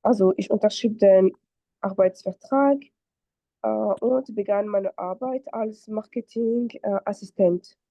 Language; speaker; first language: German; non-native, fluent; French